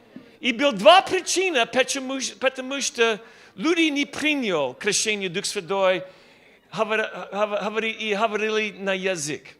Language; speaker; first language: Russian; non-native, learner; English